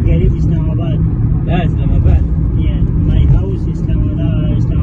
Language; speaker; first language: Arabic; non-native, learner; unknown